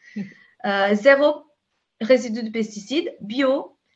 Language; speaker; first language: French; non-native, fluent; Portuguese